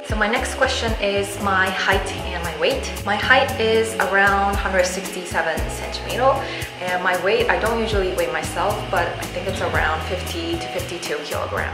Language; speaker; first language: English; non-native, fluent; Japanese